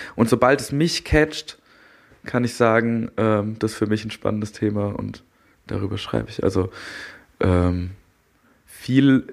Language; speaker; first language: German; native; German